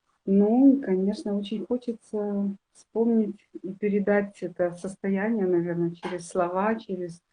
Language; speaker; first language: Russian; native; Russian